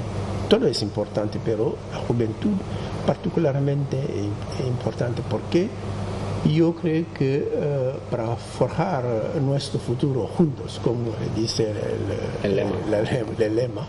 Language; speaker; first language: Spanish; non-native, fluent; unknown